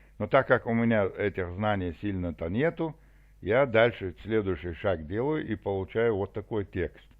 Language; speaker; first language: Russian; non-native, local second language; Chechen